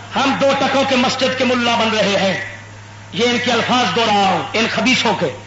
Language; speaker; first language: Urdu; non-native, local second language; Punjabi